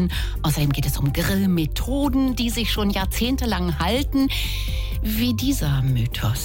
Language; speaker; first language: German; native; German